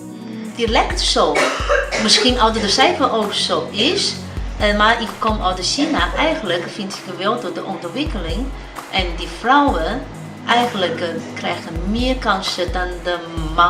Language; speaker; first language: Dutch; non-native, learner; Chinese